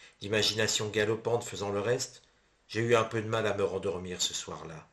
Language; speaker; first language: French; native; French